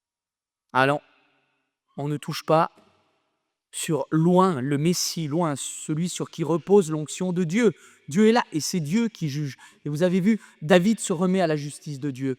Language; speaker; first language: French; native; French